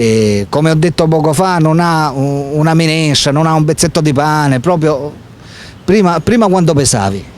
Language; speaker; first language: Italian; native; Italian